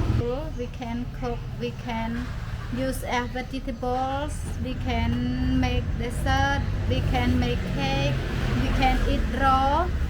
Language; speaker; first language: English; non-native, learner; Khmer